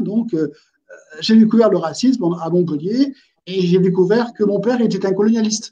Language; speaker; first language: French; native; French